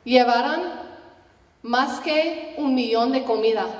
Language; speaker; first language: Spanish; non-native, learner; English